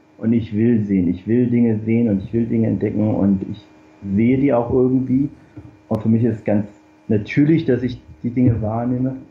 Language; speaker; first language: German; early bilingual, other home language; Korean